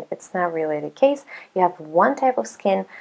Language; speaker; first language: English; non-native, fluent; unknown